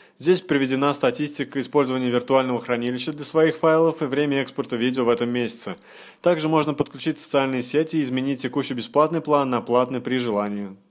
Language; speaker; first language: Russian; native; Russian